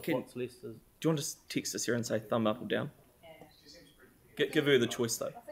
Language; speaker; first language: English; native; English